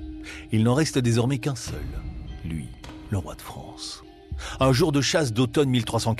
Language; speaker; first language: French; native; French